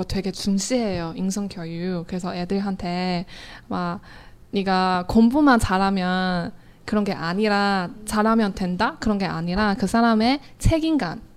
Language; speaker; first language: Korean; non-native, fluent; Chinese